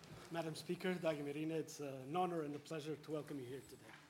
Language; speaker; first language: English; non-native, fluent; Portuguese